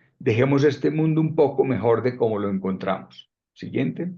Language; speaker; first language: Spanish; native; Spanish